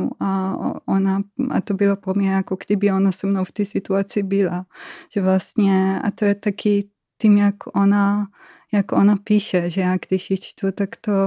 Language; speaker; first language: Czech; non-native, fluent; Hebrew